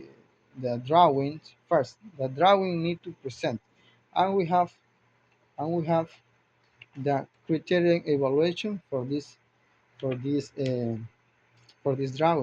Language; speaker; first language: English; non-native, learner; Spanish